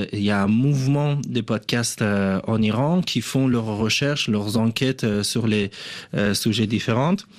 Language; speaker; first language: French; non-native, fluent; Persian